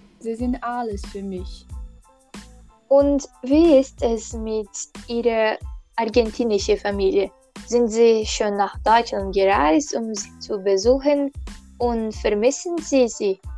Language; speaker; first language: German; non-native, learner; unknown